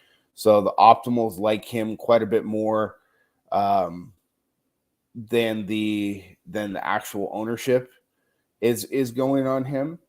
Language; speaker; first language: English; native; English